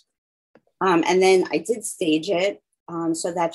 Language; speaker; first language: English; native; English